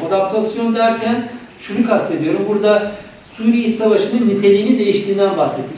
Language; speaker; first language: Turkish; native; Turkish